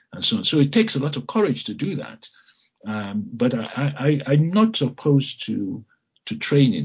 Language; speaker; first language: English; non-native, local second language; Yoruba